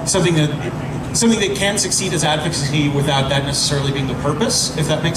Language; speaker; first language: English; native; English